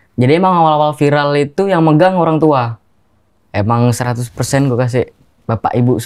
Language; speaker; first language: Indonesian; non-native, local second language; Javanese